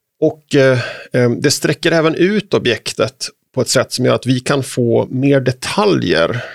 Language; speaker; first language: Swedish; native; Swedish